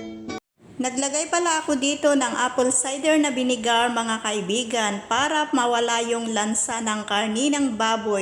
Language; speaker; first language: Filipino; non-native, local second language; Cebuano